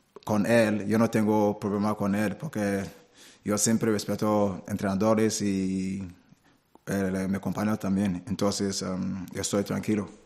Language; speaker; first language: Spanish; non-native, learner; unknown